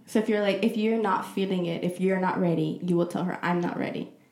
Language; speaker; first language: English; early bilingual, other home language; Spanish